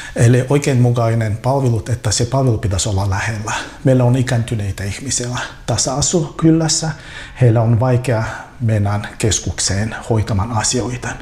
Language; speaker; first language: Finnish; non-native, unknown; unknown